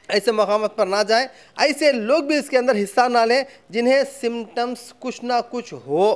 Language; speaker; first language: Hindi; non-native, local second language; Urdu